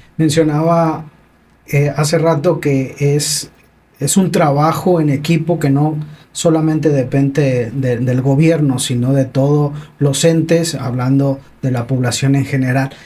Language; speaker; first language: Spanish; native; Spanish